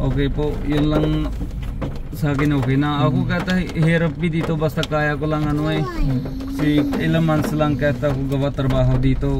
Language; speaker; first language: Filipino; non-native, local second language; Punjabi